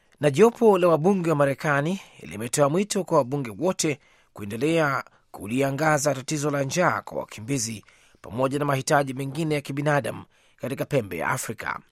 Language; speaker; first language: Swahili; native; Swahili